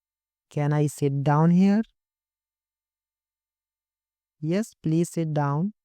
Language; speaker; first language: English; non-native, local second language; Hindi